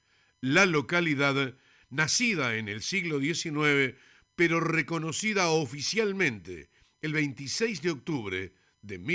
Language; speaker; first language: Spanish; native; Spanish